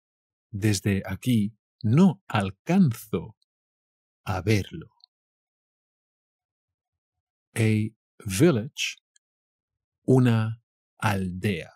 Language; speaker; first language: Spanish; native; Spanish